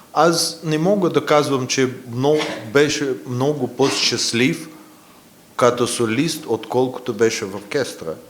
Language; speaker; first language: Bulgarian; non-native, fluent; Russian